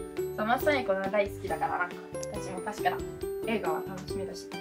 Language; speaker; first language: Japanese; non-native, fluent; Italian